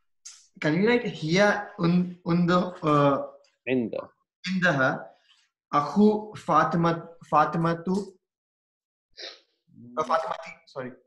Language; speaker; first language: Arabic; non-native, learner; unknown